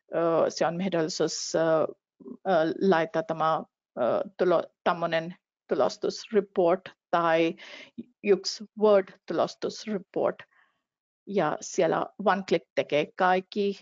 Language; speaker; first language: Finnish; non-native, fluent; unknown